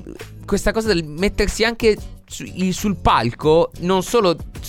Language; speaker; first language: Italian; native; Italian